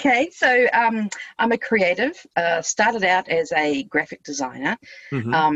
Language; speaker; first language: English; native; English